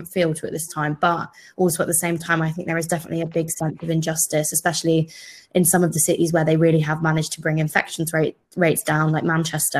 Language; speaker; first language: English; native; English